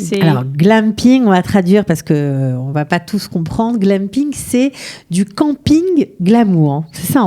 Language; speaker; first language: French; native; French